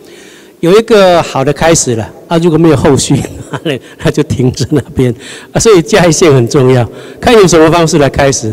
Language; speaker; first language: Chinese; native; Chinese